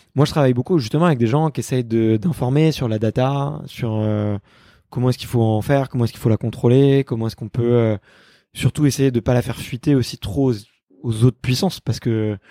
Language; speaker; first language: French; native; French